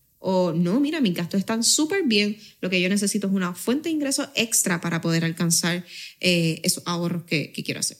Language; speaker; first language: Spanish; native; Spanish